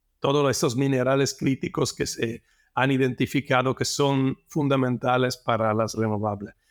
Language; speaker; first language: Spanish; non-native, fluent; Italian